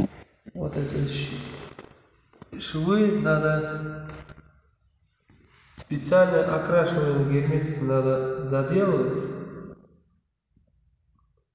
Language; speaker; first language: Russian; non-native, learner; Uzbek